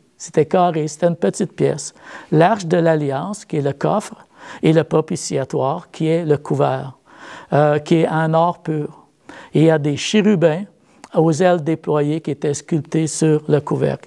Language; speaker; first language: French; native; French